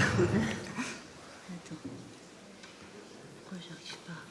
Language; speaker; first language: French; native; French